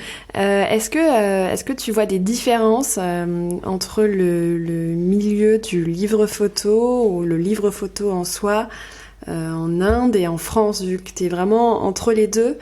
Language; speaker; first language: French; native; French